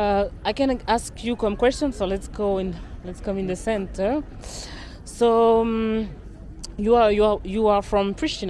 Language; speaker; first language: English; non-native, learner; French